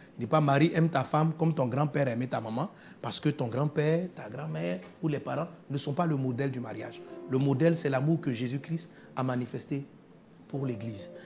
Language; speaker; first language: French; non-native, local second language; Dyula